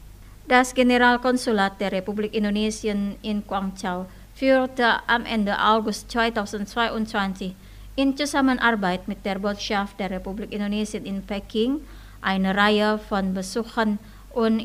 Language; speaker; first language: German; non-native, fluent; Indonesian